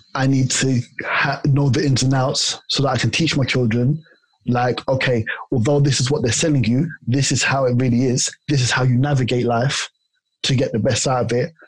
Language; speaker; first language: English; native; English